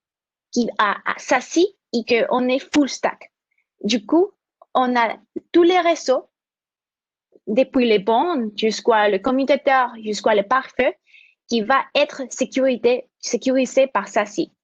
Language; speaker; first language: French; non-native, fluent; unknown